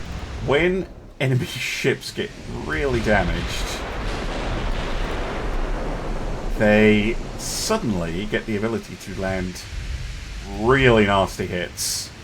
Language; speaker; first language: English; native; English